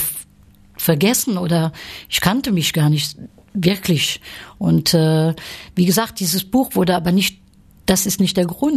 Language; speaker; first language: German; early bilingual, heritage; French